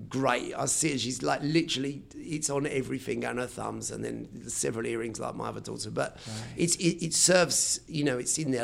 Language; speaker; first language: English; native; English